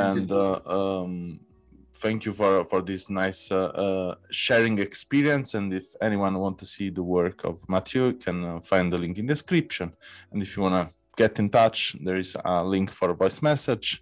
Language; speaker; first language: English; non-native, learner; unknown